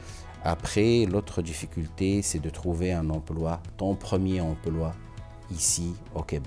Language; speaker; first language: French; non-native, local second language; Arabic